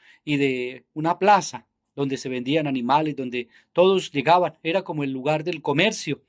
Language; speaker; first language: Spanish; native; Spanish